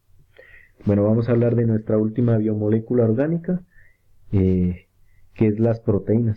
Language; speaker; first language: Spanish; native; Spanish